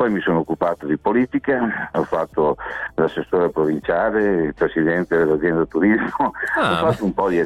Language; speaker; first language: Italian; native; Italian